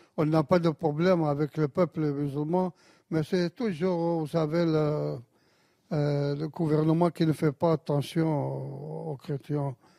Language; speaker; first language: French; non-native, fluent; Arabic